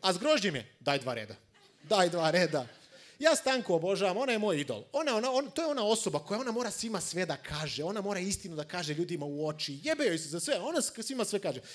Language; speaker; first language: Croatian; non-native, fluent; Macedonian